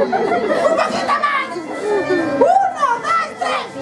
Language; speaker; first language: Spanish; native; Spanish